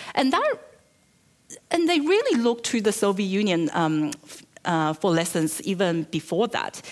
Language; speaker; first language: English; early bilingual, other home language; Chinese